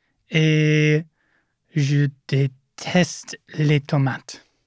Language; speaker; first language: French; non-native, learner; English